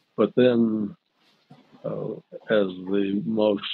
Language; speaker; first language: English; native; English